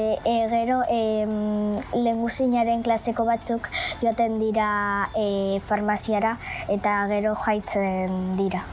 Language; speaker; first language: Basque; non-native, local second language; Spanish